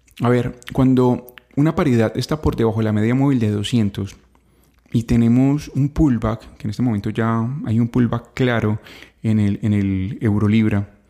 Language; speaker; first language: Spanish; native; Spanish